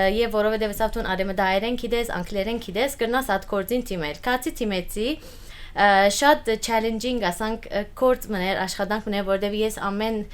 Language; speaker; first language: Armenian; early bilingual, heritage; Armenian